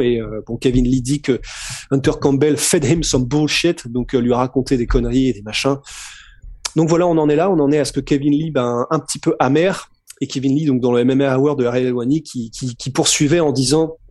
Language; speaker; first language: French; native; French